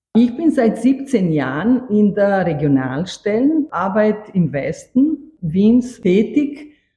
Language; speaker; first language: German; non-native, fluent; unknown